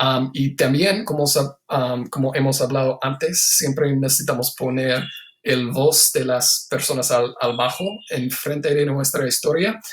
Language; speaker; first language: Spanish; non-native, fluent; English